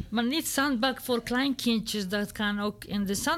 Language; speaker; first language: Dutch; non-native, learner; Serbian